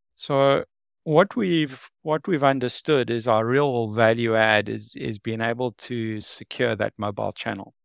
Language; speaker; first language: English; native; English